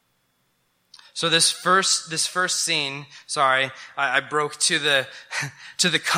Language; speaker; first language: English; native; English